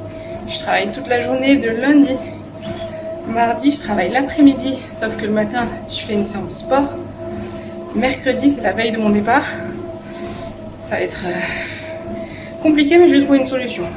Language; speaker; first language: French; native; French